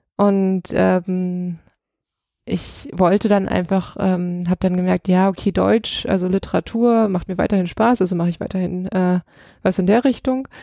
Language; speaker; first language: German; early bilingual, other home language; Russian